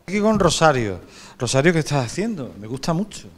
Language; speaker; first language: Spanish; native; Spanish